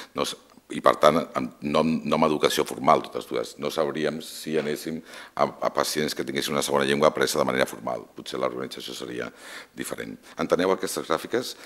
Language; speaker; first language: Catalan; non-native, local second language; Spanish